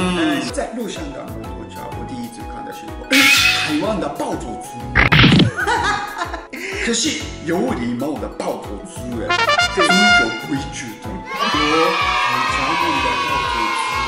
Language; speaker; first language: Chinese; non-native, fluent; Japanese